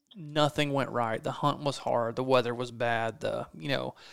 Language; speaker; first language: English; native; English